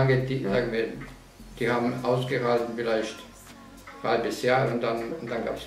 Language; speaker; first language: German; non-native, fluent; Slovenian